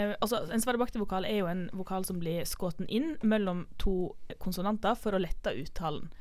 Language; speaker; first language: Norwegian; native; Norwegian